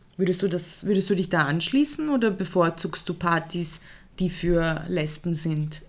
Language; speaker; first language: German; early bilingual, other home language; Croatian